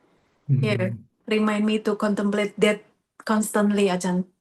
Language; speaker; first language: English; non-native, learner; Indonesian